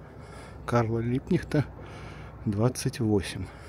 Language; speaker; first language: Russian; native; Russian